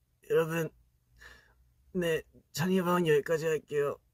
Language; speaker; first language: Korean; early bilingual, heritage; Korean